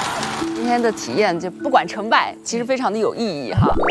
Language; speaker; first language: Chinese; native; Chinese